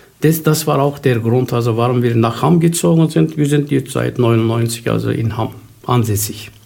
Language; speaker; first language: German; non-native, fluent; Turkish